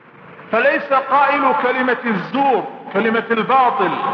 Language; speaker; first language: Arabic; native; Arabic